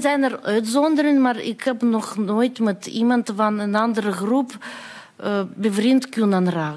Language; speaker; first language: Dutch; non-native, fluent; Russian